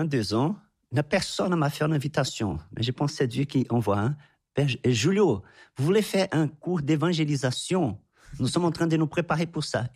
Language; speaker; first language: French; non-native, fluent; Portuguese